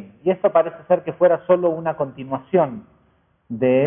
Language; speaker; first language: Spanish; native; Spanish